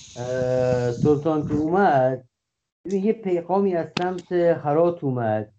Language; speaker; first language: Persian; non-native, local second language; Kurdish